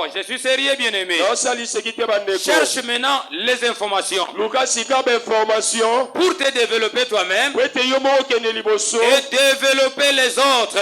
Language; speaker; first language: French; non-native, local second language; Lingala